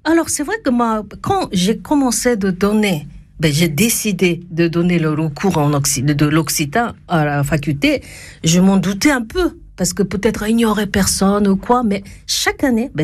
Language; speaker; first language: French; non-native, fluent; Japanese